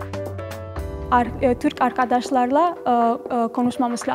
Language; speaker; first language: Turkish; non-native, learner; Albanian